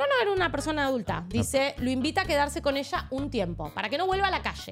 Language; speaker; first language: Spanish; native; Spanish